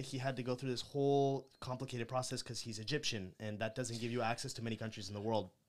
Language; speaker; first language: English; native; English